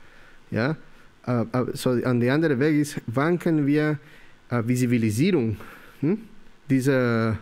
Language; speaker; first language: German; non-native, learner; Spanish